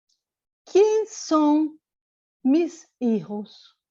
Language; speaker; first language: Spanish; non-native, learner; Portuguese